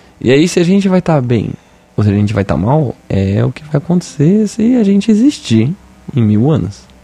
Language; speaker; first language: Portuguese; native; Portuguese